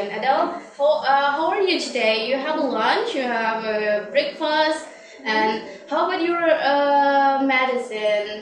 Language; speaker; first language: English; non-native, learner; Indonesian